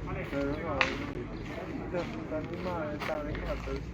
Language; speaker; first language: Spanish; non-native, local second language; Galician